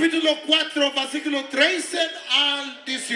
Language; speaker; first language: Spanish; non-native, learner; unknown